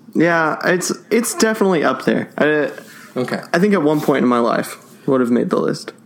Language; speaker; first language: English; native; English